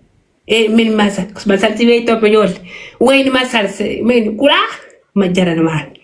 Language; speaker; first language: Arabic; non-native, learner; Oromo